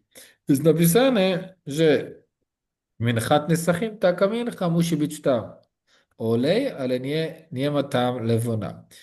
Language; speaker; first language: Polish; non-native, learner; Hebrew